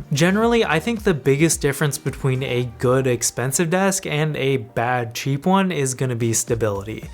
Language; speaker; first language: English; native; English